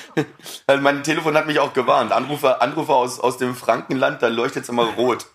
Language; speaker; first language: German; native; German